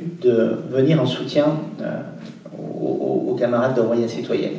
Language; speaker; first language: French; native; French